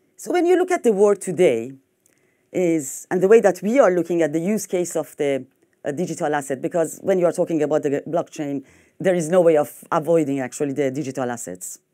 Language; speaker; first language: English; non-native, fluent; French